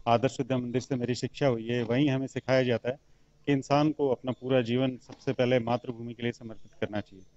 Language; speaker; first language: Hindi; native; Hindi